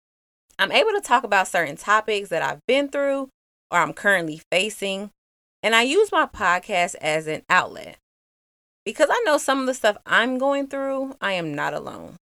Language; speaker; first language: English; native; English